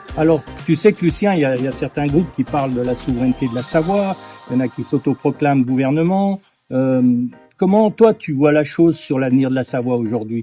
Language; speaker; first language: French; native; French